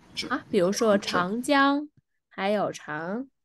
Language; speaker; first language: Chinese; non-native, fluent; Vietnamese